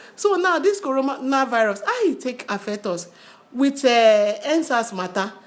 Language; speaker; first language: Nigerian Pidgin; non-native, local second language; Yoruba